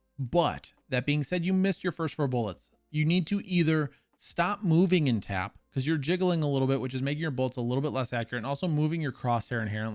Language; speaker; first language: English; native; English